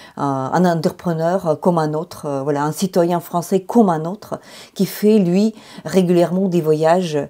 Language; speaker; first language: French; non-native, fluent; Ukrainian